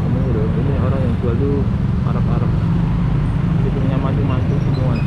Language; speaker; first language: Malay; non-native, local second language; Javanese